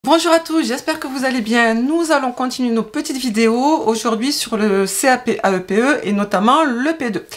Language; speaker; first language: French; native; French